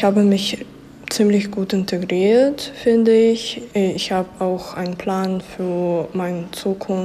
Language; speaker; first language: German; non-native, fluent; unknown